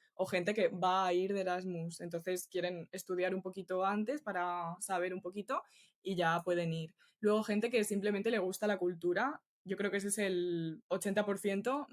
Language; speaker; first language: Spanish; native; Spanish